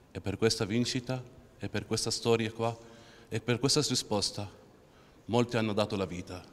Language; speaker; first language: Italian; non-native, fluent; Arabic